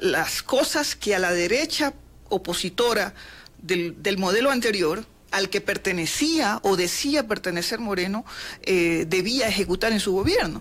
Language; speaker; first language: Spanish; native; Spanish